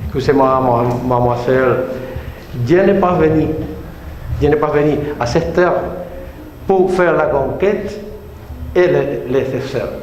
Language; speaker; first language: French; non-native, learner; Spanish